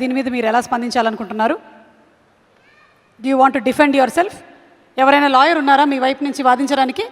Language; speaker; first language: Telugu; native; Telugu